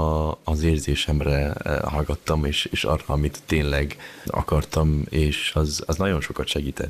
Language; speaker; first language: Hungarian; early bilingual, heritage; Hungarian